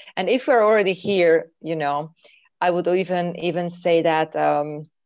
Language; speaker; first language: English; non-native, fluent; Hungarian